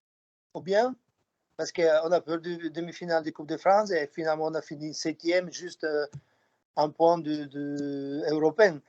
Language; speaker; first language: French; non-native, fluent; Slovak